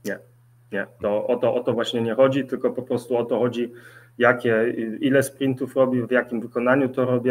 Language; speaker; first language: Polish; early bilingual, heritage; Polish